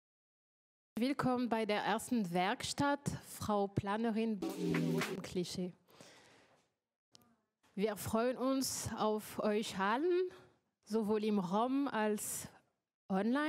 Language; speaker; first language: German; non-native, fluent; French